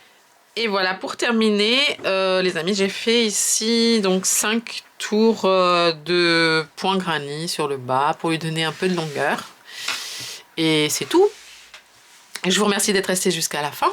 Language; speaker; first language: French; native; French